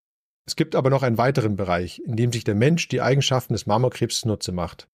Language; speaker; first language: German; native; German